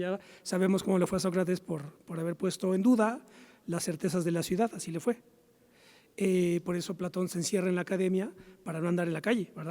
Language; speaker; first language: Spanish; native; Spanish